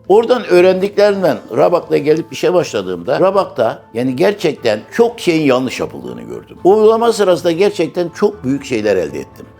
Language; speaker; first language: Turkish; native; Turkish